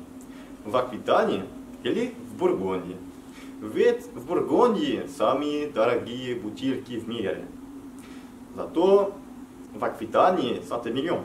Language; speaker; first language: Russian; non-native, fluent; French